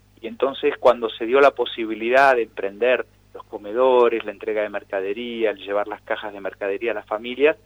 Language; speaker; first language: Spanish; native; Spanish